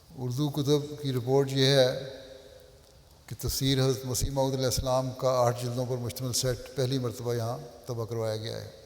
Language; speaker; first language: Urdu; native; Urdu